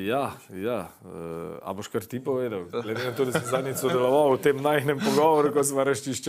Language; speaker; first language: Slovenian; native; Slovenian